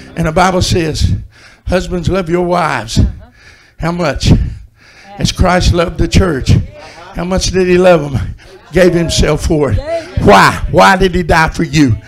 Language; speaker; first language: English; native; English